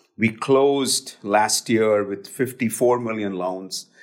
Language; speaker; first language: English; non-native, local second language; Hindi